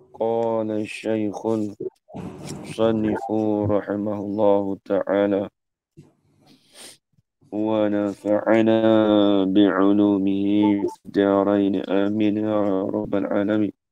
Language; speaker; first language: Arabic; non-native, fluent; Malay